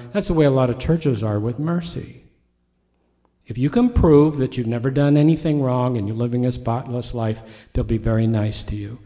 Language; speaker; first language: English; native; English